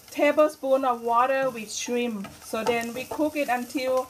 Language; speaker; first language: English; non-native, learner; Thai